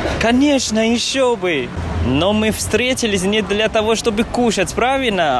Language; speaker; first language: Russian; non-native, fluent; Chinese